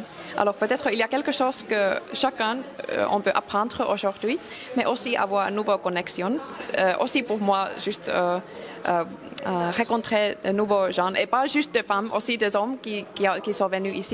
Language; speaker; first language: French; non-native, learner; Finnish